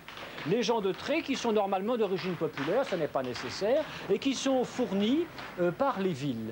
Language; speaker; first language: French; native; French